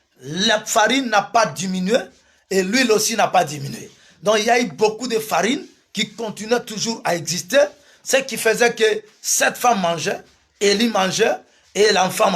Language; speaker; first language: French; non-native, local second language; Lingala